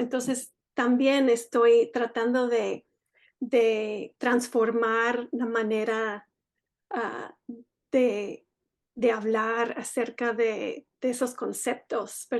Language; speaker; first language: Spanish; early bilingual, heritage; Spanish